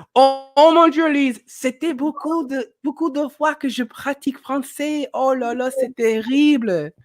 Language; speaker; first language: French; non-native, learner; English